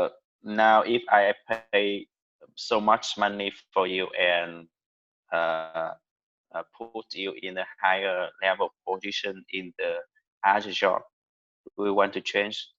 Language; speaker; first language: English; non-native, learner; Vietnamese